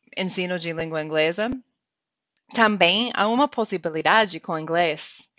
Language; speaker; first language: Portuguese; non-native, fluent; English